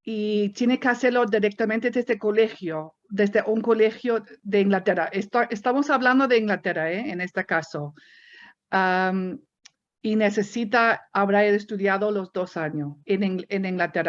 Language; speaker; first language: Spanish; non-native, fluent; English